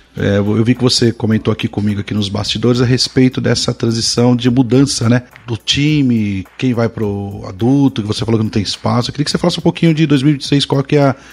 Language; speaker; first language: Portuguese; native; Portuguese